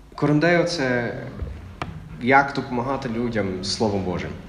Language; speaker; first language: Ukrainian; non-native, fluent; English